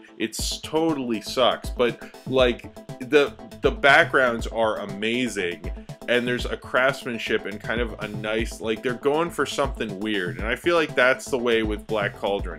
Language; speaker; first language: English; native; English